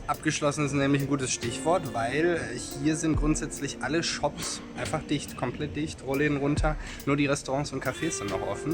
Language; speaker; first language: German; native; German